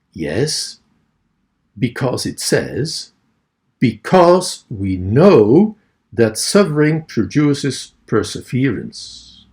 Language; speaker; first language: English; non-native, fluent; Dutch